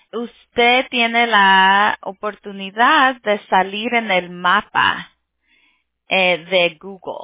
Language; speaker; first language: Spanish; early bilingual, heritage; Spanish